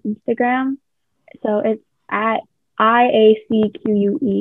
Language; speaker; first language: English; native; English